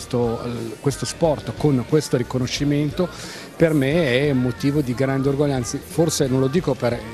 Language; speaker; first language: Italian; native; Italian